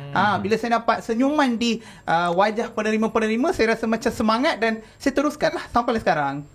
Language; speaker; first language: Malay; non-native, local second language; Tamil